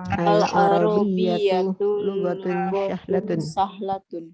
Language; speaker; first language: Arabic; non-native, learner; Indonesian